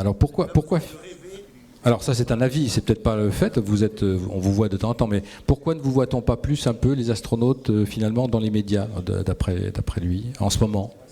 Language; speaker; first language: French; native; French